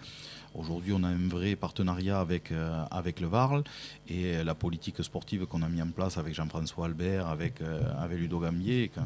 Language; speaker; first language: French; native; French